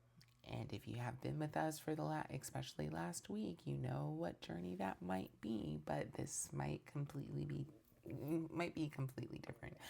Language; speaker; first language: English; native; English